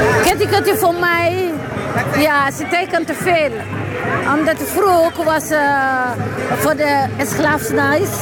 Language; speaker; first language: Dutch; non-native, local second language; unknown